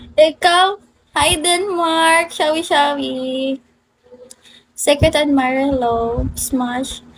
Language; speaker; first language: Filipino; non-native, local second language; Cebuano